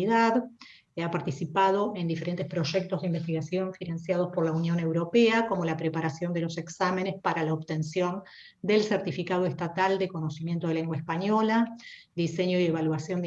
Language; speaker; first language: Spanish; native; Spanish